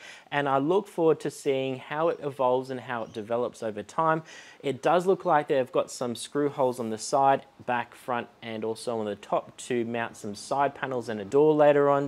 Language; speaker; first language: English; native; English